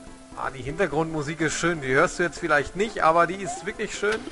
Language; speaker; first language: German; native; German